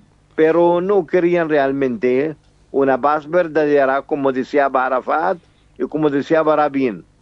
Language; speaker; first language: Spanish; non-native, fluent; Arabic